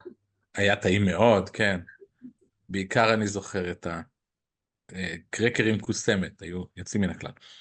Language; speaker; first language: Hebrew; native; Hebrew